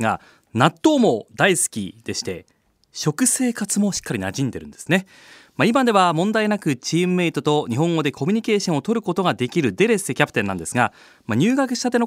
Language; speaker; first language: Japanese; native; Japanese